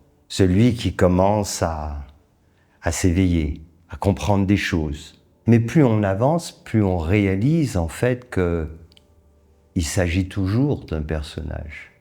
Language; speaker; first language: French; native; French